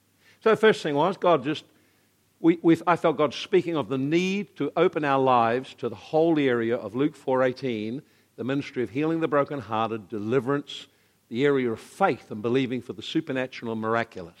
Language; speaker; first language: English; native; English